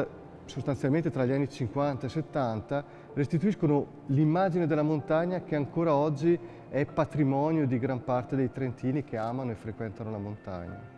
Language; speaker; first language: Italian; native; Italian